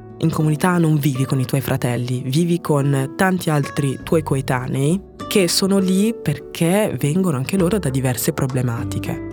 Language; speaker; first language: Italian; early bilingual, other home language; French